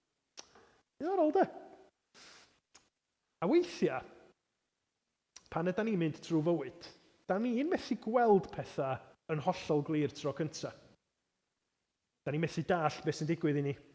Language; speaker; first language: Welsh; native; Welsh